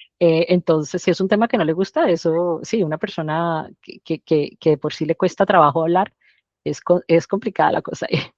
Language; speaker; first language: Spanish; native; Spanish